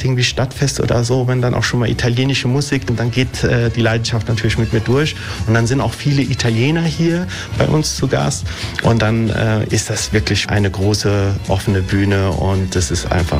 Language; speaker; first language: German; early bilingual, other home language; Italian